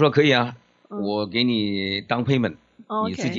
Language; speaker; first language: Chinese; native; Chinese